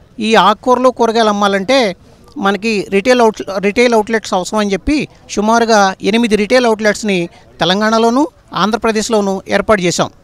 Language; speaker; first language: Telugu; native; Telugu